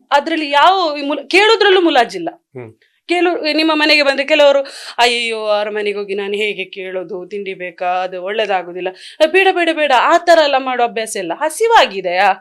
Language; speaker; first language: Kannada; non-native, local second language; Tulu